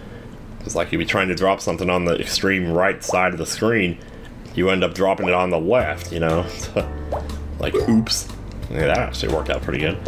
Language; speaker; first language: English; native; English